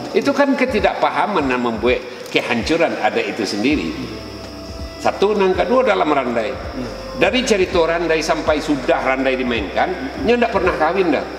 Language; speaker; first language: Malay; non-native, local second language; Minangkabau